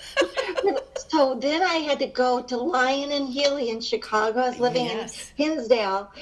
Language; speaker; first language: English; early bilingual, other home language; Hungarian